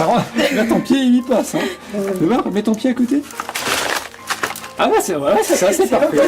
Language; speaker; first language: French; native; French